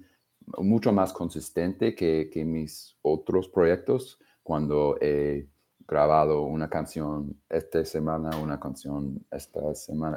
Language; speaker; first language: Spanish; non-native, fluent; English